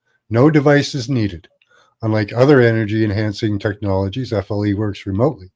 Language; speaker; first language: English; native; English